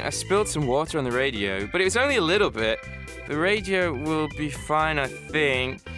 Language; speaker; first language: English; native; English